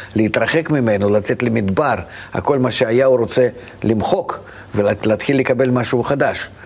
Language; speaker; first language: Hebrew; non-native, fluent; Russian